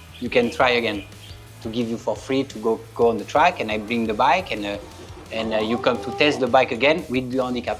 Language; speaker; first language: English; non-native, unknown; French